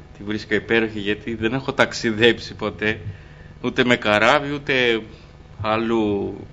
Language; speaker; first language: Greek; early bilingual, other home language; Albanian